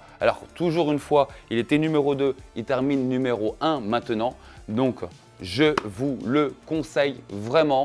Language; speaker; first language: French; native; French